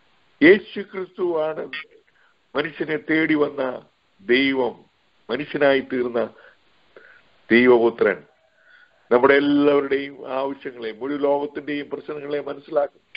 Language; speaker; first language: Malayalam; native; Malayalam